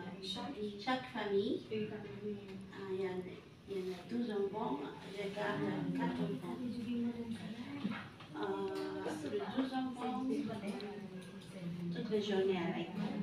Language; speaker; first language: French; non-native, learner; Filipino